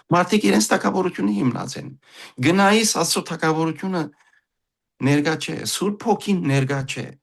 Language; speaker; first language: Armenian; early bilingual, heritage; Armenian